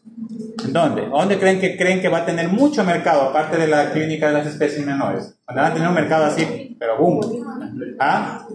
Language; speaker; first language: Spanish; native; Spanish